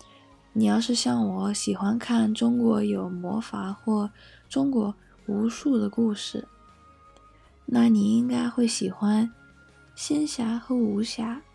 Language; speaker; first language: Chinese; early bilingual, heritage; English